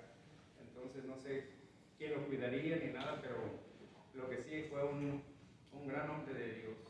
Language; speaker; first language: Spanish; native; Spanish